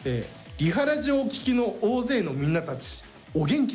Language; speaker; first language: Japanese; native; Japanese